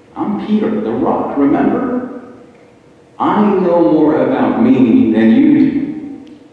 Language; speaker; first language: English; native; English